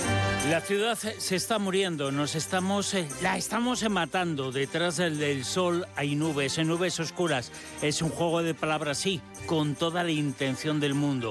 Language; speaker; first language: Spanish; native; Spanish